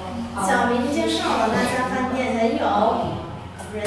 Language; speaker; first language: Chinese; non-native, fluent; Vietnamese